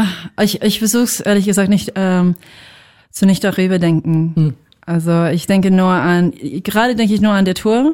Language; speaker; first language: German; non-native, fluent; English